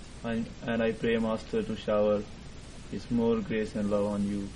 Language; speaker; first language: English; non-native, local second language; Punjabi